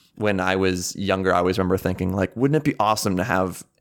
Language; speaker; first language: English; native; English